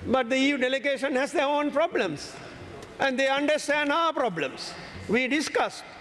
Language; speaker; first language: English; non-native, local second language; Sinhala